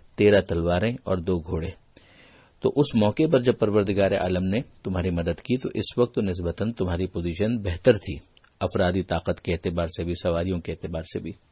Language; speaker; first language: Urdu; native; Urdu